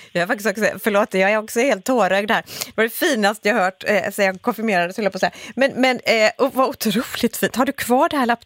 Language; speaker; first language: Swedish; native; Swedish